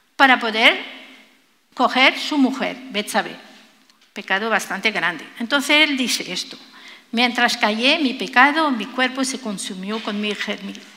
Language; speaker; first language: Spanish; non-native, fluent; French